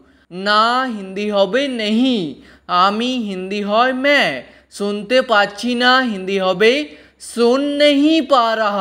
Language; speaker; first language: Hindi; non-native, fluent; Bangla